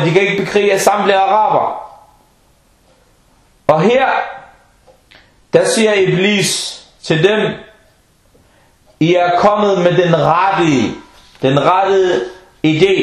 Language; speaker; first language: Danish; non-native, local second language; Arabic